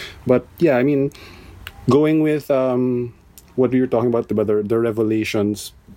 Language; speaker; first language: English; non-native, local second language; Filipino